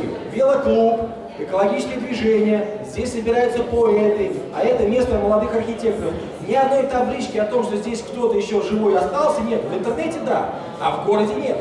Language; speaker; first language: Russian; native; Russian